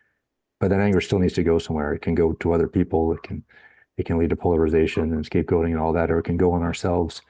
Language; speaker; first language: English; native; English